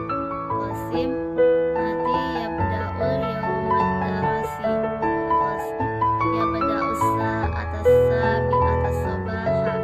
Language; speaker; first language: Arabic; non-native, learner; Indonesian